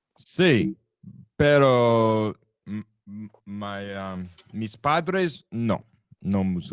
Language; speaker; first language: Spanish; non-native, learner; English